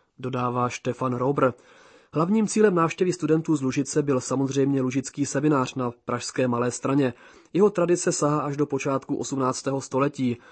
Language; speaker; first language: Czech; native; Czech